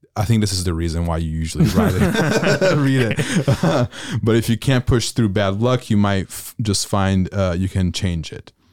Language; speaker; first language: English; non-native, fluent; Italian